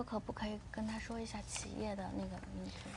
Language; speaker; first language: Chinese; non-native, fluent; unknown